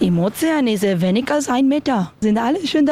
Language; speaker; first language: German; non-native, learner; Spanish